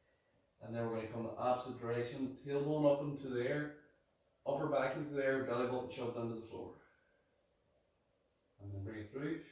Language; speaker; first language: English; native; English